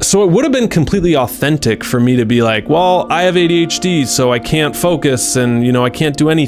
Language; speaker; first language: English; native; English